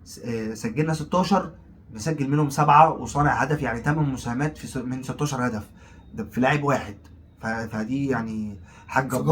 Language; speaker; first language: Arabic; native; Arabic